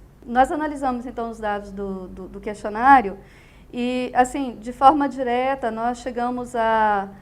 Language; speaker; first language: Portuguese; native; Portuguese